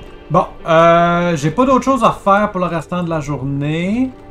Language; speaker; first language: French; native; French